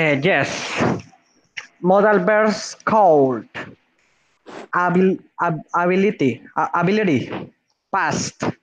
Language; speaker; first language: English; non-native, learner; Spanish